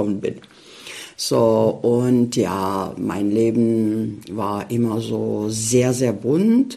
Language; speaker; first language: German; early bilingual, heritage; German